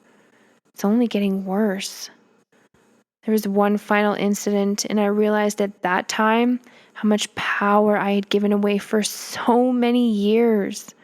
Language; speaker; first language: English; native; English